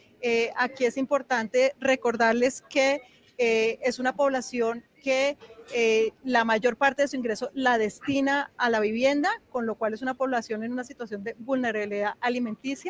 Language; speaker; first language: Spanish; native; Spanish